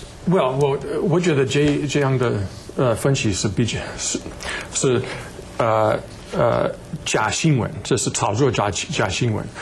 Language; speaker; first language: Chinese; non-native, fluent; English